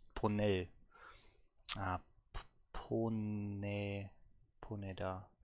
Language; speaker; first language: Korean; non-native, learner; German